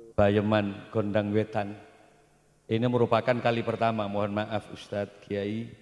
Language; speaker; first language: Indonesian; non-native, local second language; Madurese